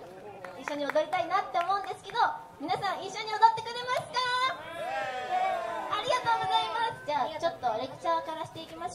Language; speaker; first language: Japanese; native; Japanese